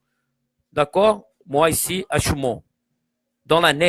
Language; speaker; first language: French; non-native, fluent; Portuguese